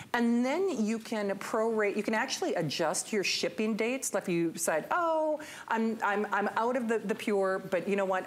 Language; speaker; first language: English; native; English